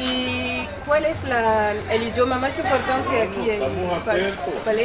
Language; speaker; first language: Spanish; non-native, learner; French